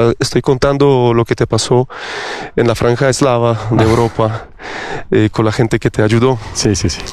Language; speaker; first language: Spanish; non-native, fluent; Polish